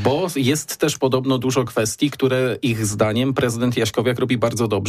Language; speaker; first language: Polish; native; Polish